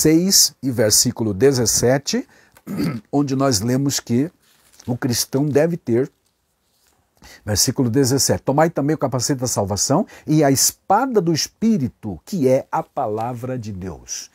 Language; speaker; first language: Portuguese; native; Portuguese